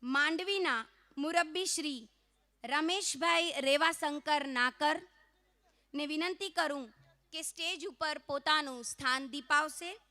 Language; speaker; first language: Gujarati; non-native, local second language; Kachhi